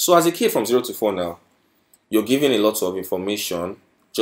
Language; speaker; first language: English; non-native, local second language; Yoruba